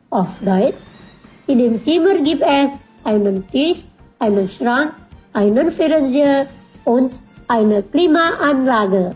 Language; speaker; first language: German; non-native, fluent; Indonesian